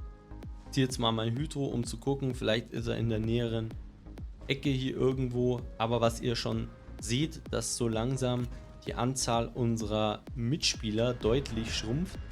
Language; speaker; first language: German; native; German